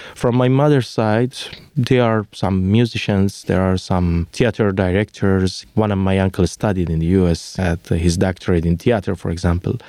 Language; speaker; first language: English; non-native, fluent; Persian